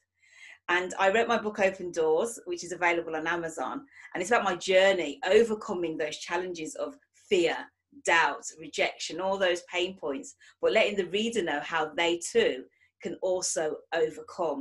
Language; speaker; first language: English; native; English